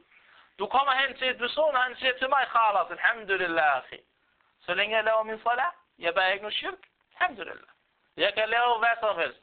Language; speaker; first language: Danish; non-native, fluent; Arabic